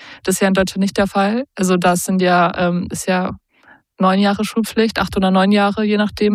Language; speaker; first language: German; native; German